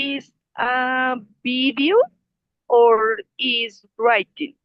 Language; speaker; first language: English; non-native, learner; Spanish